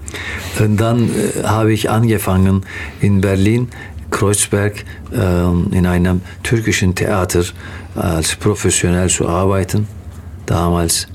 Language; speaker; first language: German; non-native, fluent; Turkish